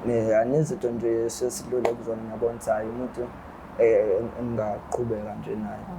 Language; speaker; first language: Zulu; native; Zulu